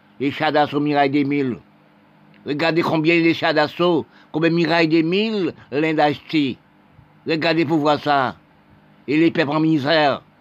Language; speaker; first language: French; non-native, local second language; Haitian Creole